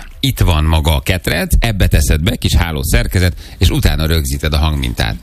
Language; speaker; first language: Hungarian; native; Hungarian